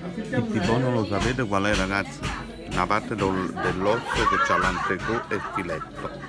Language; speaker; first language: Italian; native; Italian